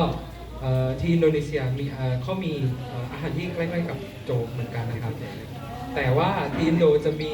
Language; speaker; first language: Thai; non-native, fluent; Indonesian